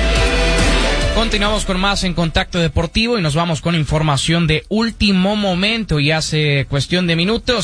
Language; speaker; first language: Spanish; native; Spanish